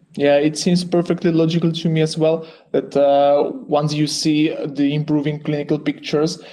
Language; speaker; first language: English; non-native, fluent; Czech